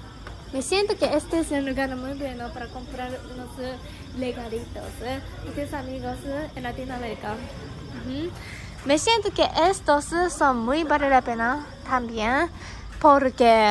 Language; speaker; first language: Spanish; non-native, learner; Japanese